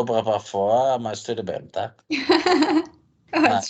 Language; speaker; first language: Portuguese; non-native, fluent; Dutch